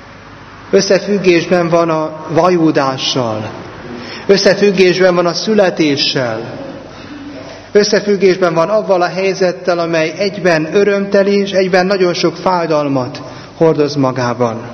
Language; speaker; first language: Hungarian; native; Hungarian